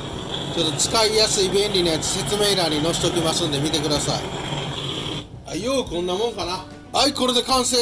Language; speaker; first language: Japanese; native; Japanese